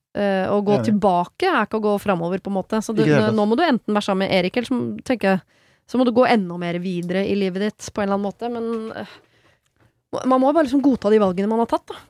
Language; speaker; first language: Norwegian; native; Norwegian